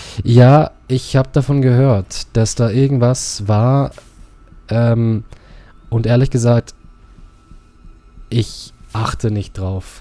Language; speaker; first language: German; non-native, learner; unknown